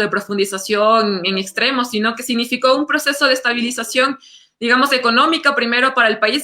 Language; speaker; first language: Spanish; native; Spanish